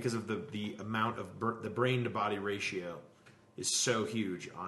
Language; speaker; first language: English; native; English